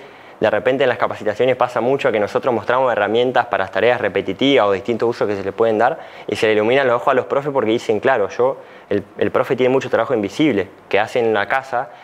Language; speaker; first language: Spanish; native; Spanish